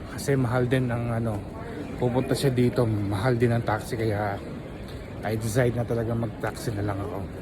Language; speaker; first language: Filipino; native; Filipino